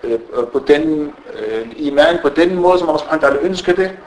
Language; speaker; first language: Danish; non-native, fluent; Arabic